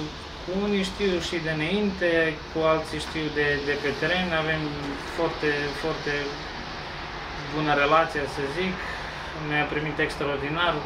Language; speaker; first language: Romanian; non-native, learner; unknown